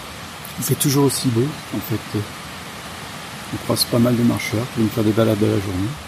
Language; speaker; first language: French; native; French